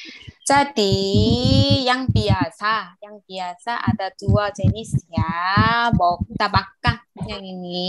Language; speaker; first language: Indonesian; non-native, learner; Korean